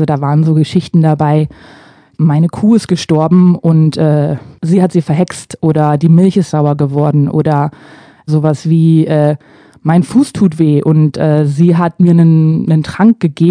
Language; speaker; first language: German; native; German